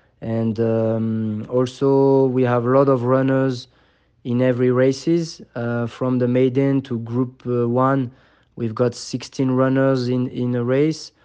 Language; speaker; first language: English; non-native, fluent; French